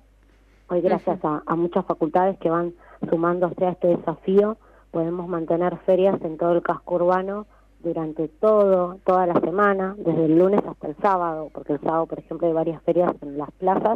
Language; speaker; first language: Spanish; native; Spanish